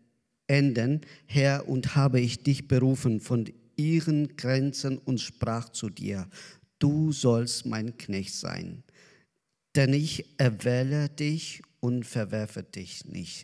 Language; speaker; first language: German; non-native, learner; Azerbaijani